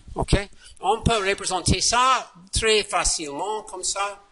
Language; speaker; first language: French; non-native, fluent; English